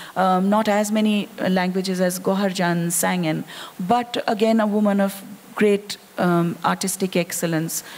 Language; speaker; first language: English; non-native, local second language; Hindi